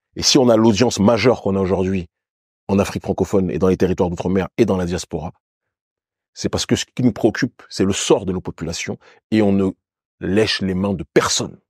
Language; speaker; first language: French; native; French